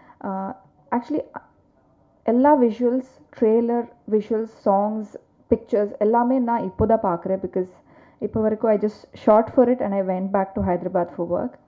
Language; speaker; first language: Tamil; non-native, learner; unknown